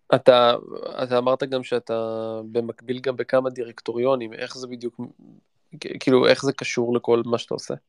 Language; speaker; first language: Hebrew; native; Hebrew